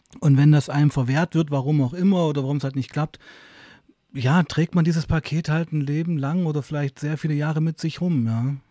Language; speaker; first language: German; native; German